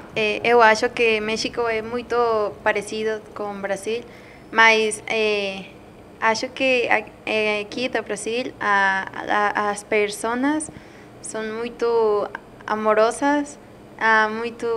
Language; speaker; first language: Portuguese; non-native, learner; Spanish